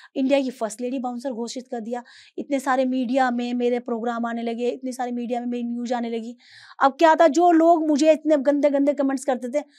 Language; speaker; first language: Hindi; native; Hindi